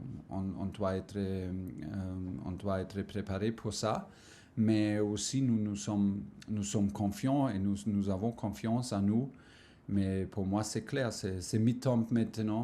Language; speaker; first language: French; non-native, learner; German